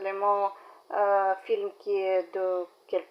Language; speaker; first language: French; non-native, learner; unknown